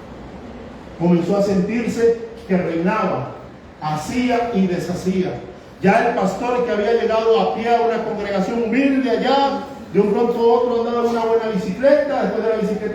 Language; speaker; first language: Spanish; native; Spanish